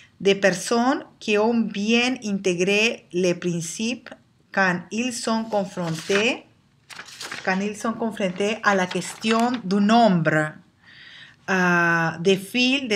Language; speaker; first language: French; non-native, learner; Spanish